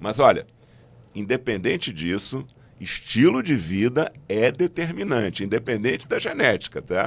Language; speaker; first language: Portuguese; native; Portuguese